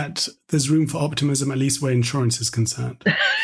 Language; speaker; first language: English; native; English